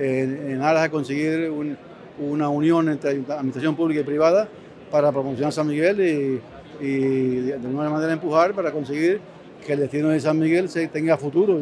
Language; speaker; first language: Spanish; native; Spanish